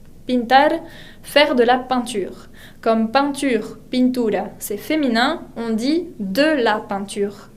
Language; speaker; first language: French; non-native, fluent; Spanish